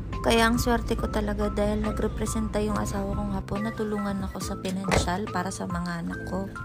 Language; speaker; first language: Filipino; native; Filipino